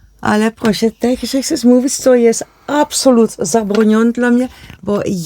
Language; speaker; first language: Polish; non-native, learner; Dutch